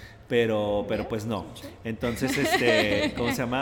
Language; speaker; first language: Spanish; early bilingual, heritage; Spanish